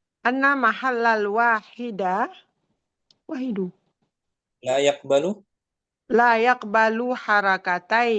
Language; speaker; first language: Arabic; non-native, learner; Indonesian